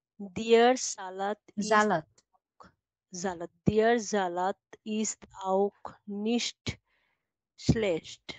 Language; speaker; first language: German; non-native, learner; Bangla